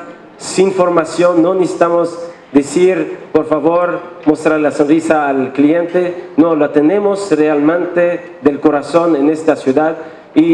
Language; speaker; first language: Spanish; non-native, fluent; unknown